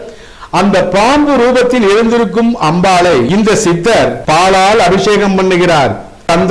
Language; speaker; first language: Tamil; native; Tamil